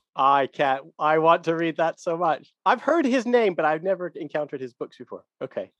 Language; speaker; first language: English; native; English